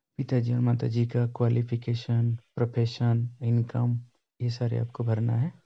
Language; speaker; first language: Hindi; non-native, local second language; Bangla